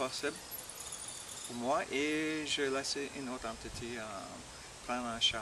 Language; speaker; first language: French; non-native, learner; English